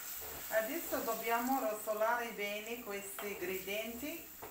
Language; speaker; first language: Italian; non-native, learner; Arabic